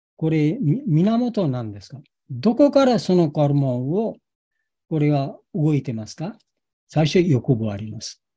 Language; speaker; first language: Japanese; non-native, learner; Bangla